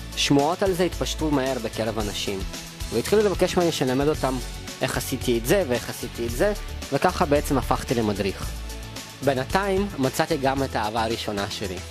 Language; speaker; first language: Hebrew; early bilingual, other home language; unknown